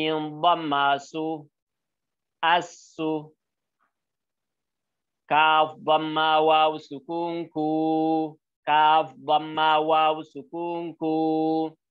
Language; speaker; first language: Arabic; non-native, learner; Oromo